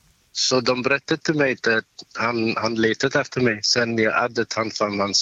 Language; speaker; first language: Swedish; non-native, learner; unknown